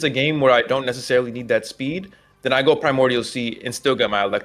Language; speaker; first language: English; native; English